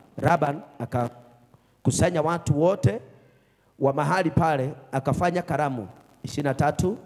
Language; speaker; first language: Swahili; non-native, local second language; Kikuyu